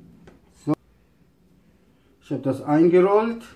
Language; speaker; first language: German; non-native, learner; Urdu